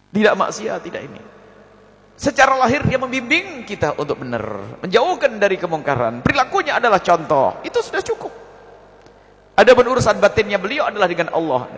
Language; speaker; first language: Indonesian; native; Indonesian